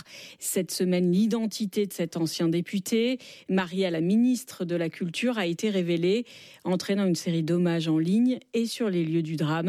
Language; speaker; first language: French; native; French